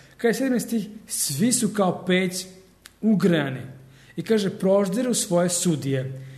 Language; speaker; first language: Serbian; early bilingual, heritage; Serbian